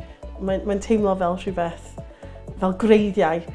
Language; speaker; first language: Welsh; non-native, local second language; English